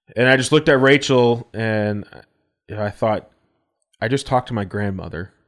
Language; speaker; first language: English; native; English